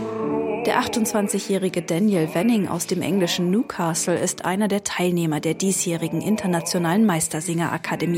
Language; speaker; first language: German; native; German